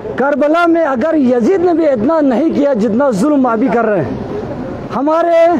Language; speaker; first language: Urdu; non-native, local second language; Balti